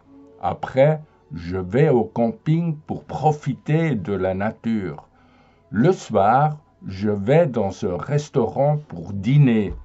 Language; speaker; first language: French; non-native, fluent; German